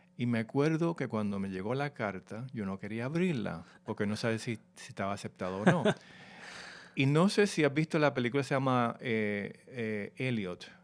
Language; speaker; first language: Spanish; native; Spanish